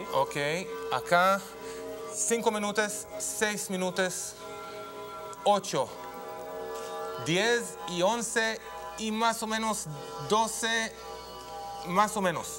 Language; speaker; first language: Spanish; non-native, learner; Hebrew